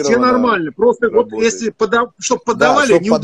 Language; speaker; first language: Russian; native; Russian